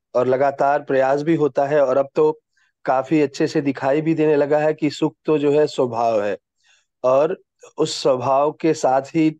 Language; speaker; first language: Hindi; native; Hindi